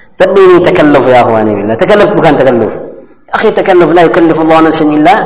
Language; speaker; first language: Malay; non-native, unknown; Arabic